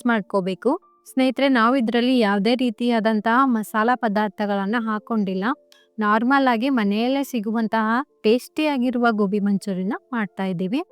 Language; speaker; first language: Kannada; native; Kannada